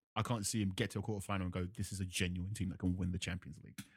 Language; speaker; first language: English; native; English